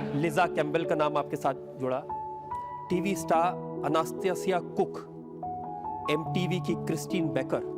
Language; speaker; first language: Hindi; native; Hindi